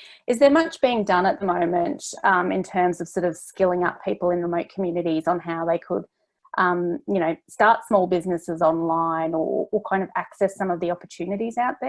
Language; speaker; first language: English; native; English